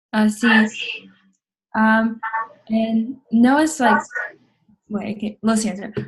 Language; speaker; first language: Spanish; non-native, learner; English